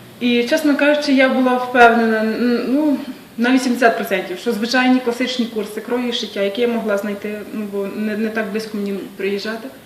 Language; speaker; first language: Ukrainian; native; Ukrainian